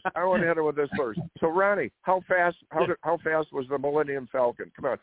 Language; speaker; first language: English; native; English